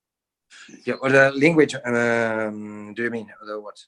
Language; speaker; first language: English; non-native, learner; Italian